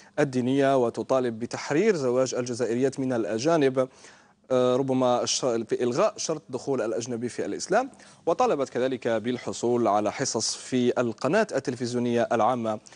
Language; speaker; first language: Arabic; native; Arabic